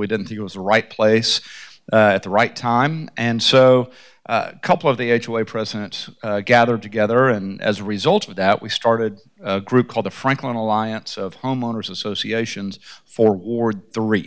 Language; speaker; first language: English; native; English